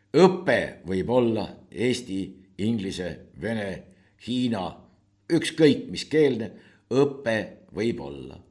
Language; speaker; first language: Estonian; native; Estonian